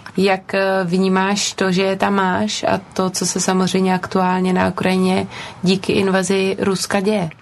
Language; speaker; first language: Czech; native; Czech